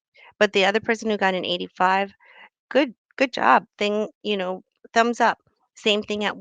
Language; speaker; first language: English; native; English